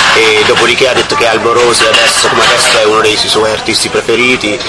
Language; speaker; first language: Italian; native; Italian